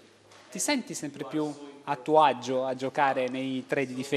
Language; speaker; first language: Italian; native; Italian